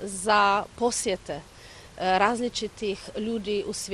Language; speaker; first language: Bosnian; non-native, fluent; Czech